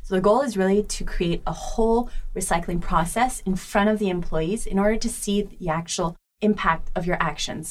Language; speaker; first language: English; native; English